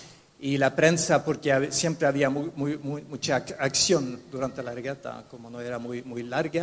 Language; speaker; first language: Spanish; non-native, fluent; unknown